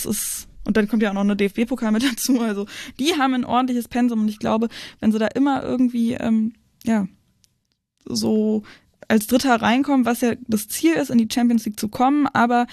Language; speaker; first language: German; native; German